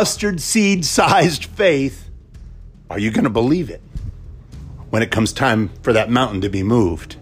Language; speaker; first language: English; native; English